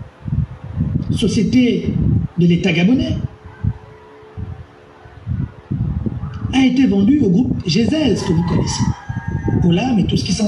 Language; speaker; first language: French; native; French